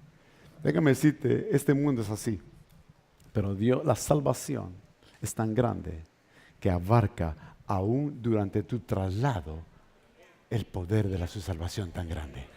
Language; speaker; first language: Spanish; native; Spanish